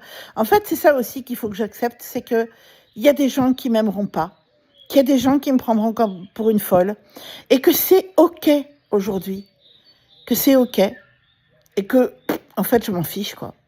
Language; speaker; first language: French; native; French